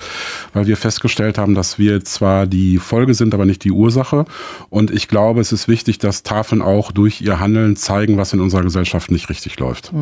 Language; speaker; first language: German; native; German